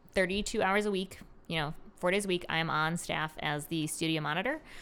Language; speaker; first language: English; native; English